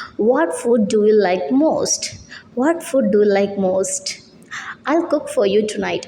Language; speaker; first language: English; non-native, local second language; Tamil